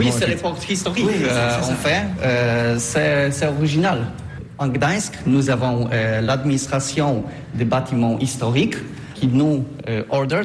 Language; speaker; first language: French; non-native, learner; Polish